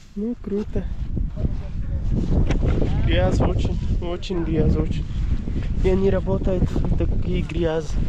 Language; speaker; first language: Russian; non-native, learner; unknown